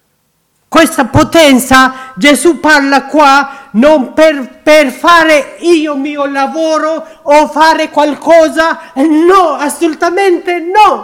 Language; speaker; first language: Italian; non-native, learner; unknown